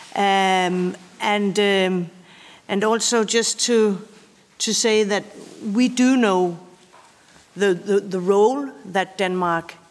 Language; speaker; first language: English; non-native, fluent; Danish